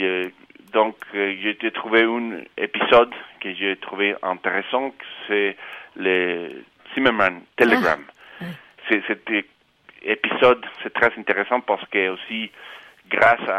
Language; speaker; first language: French; non-native, fluent; Spanish